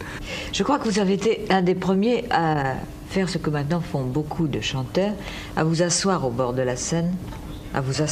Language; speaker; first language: French; native; French